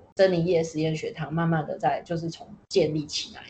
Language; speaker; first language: Chinese; native; Chinese